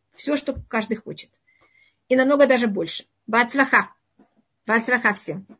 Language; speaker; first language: Russian; early bilingual, heritage; Russian